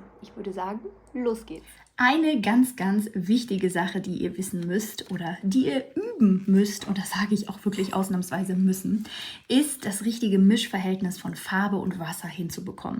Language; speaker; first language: German; native; German